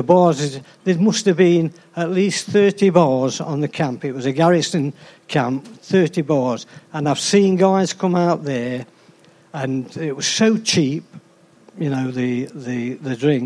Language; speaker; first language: English; native; English